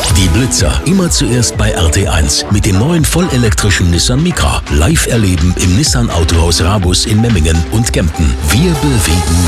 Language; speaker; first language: German; native; German